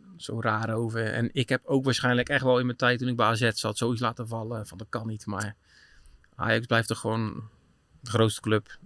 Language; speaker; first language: Dutch; native; Dutch